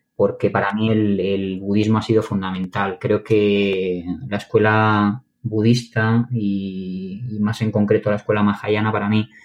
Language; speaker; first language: Spanish; native; Spanish